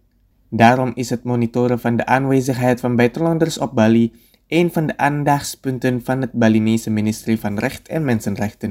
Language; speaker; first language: Dutch; non-native, fluent; Indonesian